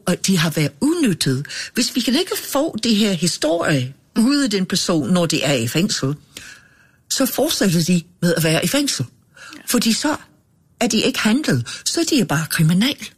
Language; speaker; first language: Danish; non-native, fluent; English